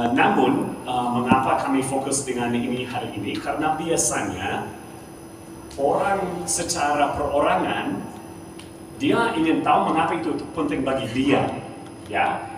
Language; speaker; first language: Indonesian; non-native, fluent; English